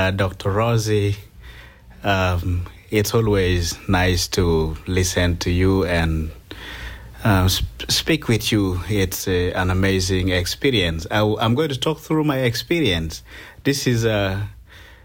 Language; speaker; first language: English; non-native, local second language; Acoli